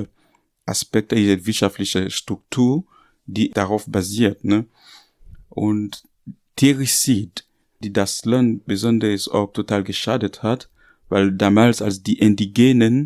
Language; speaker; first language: German; non-native, learner; Haitian Creole